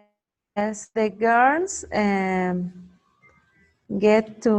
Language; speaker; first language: English; non-native, learner; Spanish